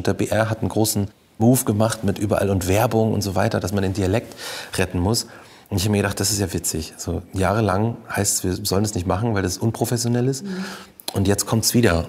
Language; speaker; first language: German; native; German